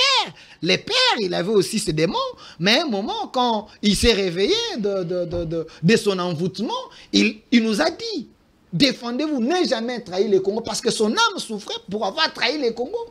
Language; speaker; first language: French; non-native, local second language; Lingala